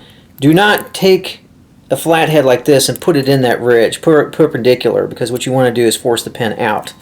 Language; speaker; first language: English; native; English